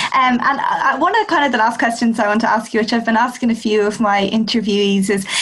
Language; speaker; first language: English; native; English